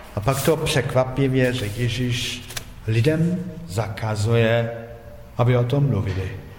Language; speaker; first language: Czech; non-native, fluent; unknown